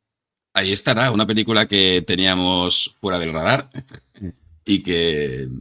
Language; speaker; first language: Spanish; native; Spanish